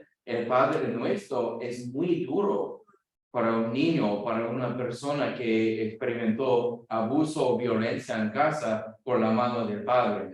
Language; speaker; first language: Spanish; non-native, fluent; English